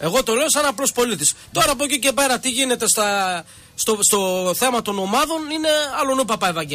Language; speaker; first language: Greek; native; Greek